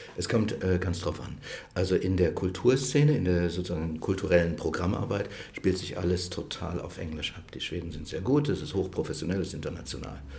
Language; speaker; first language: German; native; German